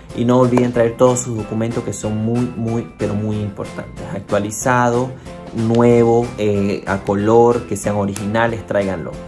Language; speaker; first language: Spanish; native; Spanish